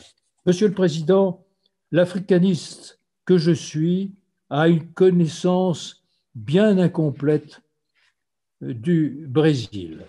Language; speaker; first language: French; native; French